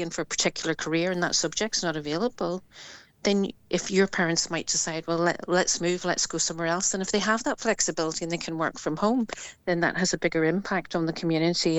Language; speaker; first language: English; native; English